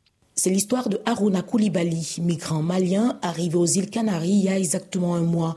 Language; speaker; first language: French; native; French